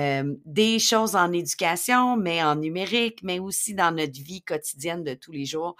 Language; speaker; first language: French; native; French